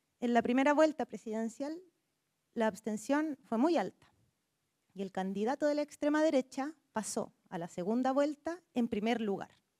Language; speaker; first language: Spanish; native; Spanish